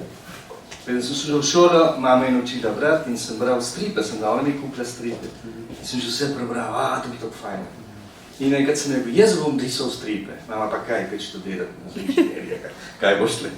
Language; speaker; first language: Slovenian; early bilingual, heritage; Slovenian